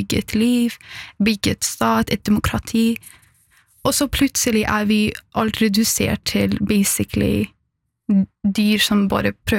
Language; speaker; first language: Norwegian; non-native, fluent; Persian